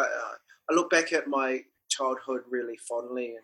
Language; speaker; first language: English; non-native, local second language; Māori